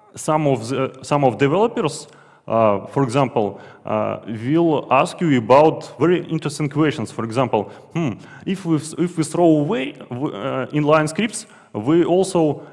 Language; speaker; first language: English; non-native, fluent; Russian